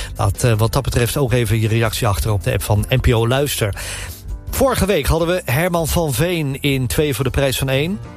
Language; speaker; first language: Dutch; native; Dutch